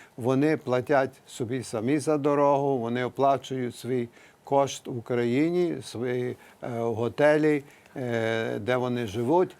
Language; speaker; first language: Ukrainian; early bilingual, heritage; Ukrainian